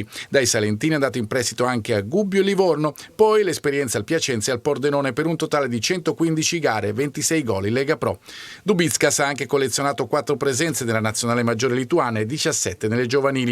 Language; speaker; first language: Italian; native; Italian